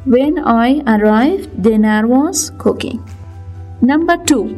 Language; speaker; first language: English; non-native, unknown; Persian